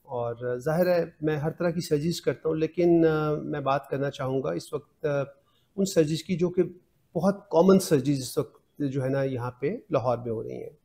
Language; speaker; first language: Urdu; non-native, local second language; Punjabi